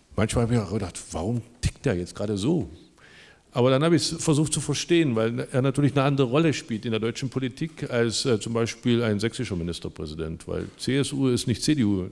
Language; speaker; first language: German; non-native, local second language; Upper Sorbian